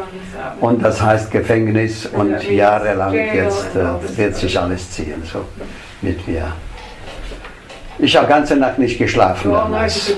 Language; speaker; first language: German; non-native, fluent; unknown